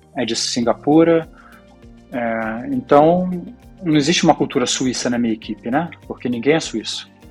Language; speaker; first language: Portuguese; native; Portuguese